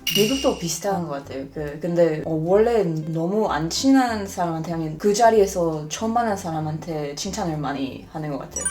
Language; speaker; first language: Korean; non-native, fluent; English